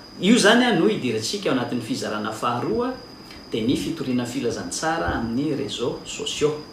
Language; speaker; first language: Malagasy; native; Malagasy